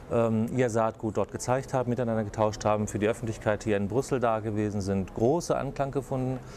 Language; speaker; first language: German; native; German